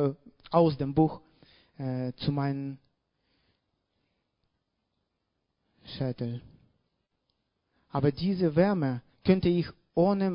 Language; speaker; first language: German; non-native, learner; Russian